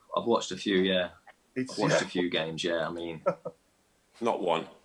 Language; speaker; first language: English; native; English